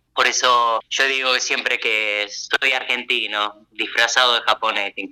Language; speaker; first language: Spanish; early bilingual, other home language; Japanese